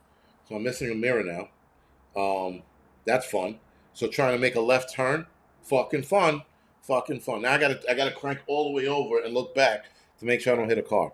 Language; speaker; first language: English; native; English